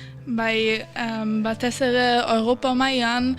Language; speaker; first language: Basque; non-native, fluent; German